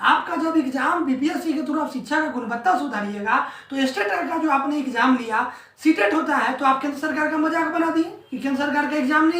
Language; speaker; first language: Hindi; native; Hindi